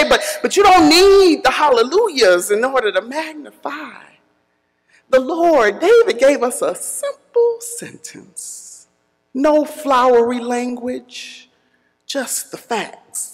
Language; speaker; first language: English; native; English